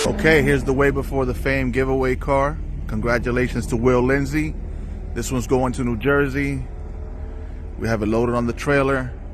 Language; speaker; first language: English; native; English